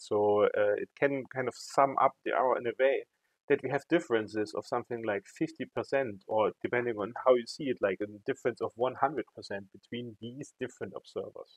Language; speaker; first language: English; non-native, fluent; German